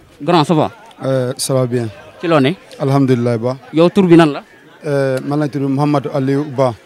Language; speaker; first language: Wolof; non-native, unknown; Fula